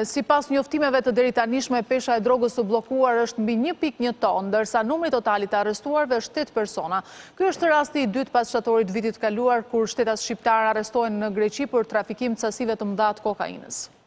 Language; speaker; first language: Albanian; native; Albanian